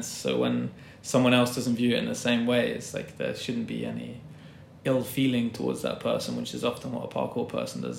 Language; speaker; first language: English; native; English